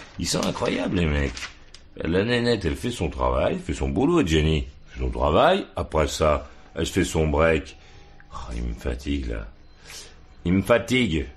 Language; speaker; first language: French; native; French